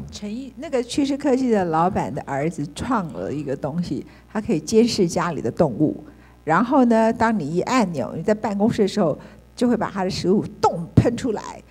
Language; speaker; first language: Chinese; native; Chinese